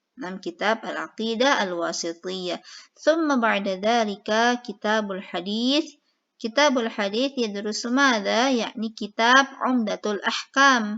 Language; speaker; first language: Arabic; non-native, fluent; Indonesian